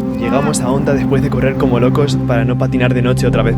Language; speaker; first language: Spanish; native; Spanish